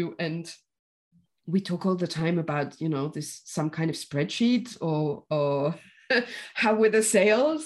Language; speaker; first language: English; native; English